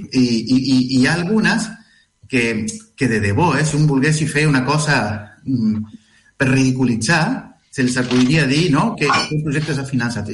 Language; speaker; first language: Catalan; non-native, fluent; Spanish